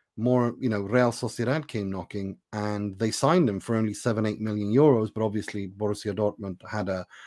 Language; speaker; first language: English; non-native, fluent; Persian